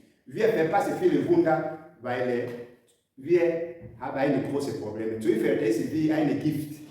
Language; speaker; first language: German; non-native, learner; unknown